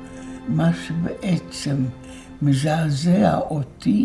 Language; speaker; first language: Hebrew; non-native, fluent; Polish